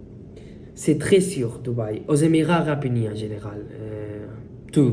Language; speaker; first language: French; non-native, fluent; Spanish